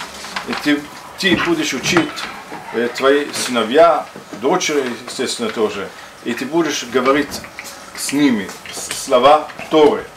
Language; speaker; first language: Russian; non-native, fluent; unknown